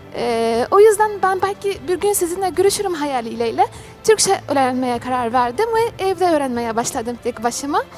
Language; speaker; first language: Turkish; non-native, fluent; Arabic